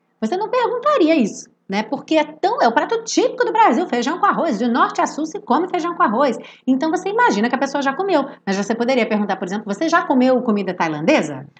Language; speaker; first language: Portuguese; native; Portuguese